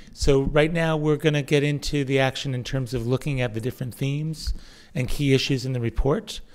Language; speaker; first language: English; native; English